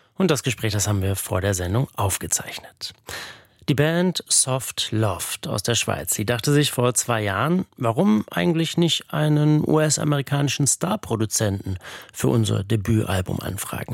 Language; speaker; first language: German; native; German